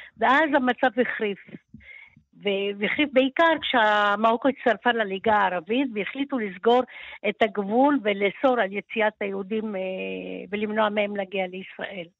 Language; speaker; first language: Hebrew; early bilingual, other home language; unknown